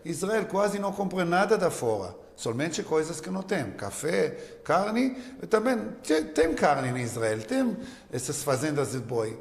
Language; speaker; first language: Portuguese; non-native, learner; Hebrew